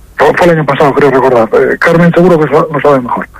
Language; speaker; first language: Spanish; native; Spanish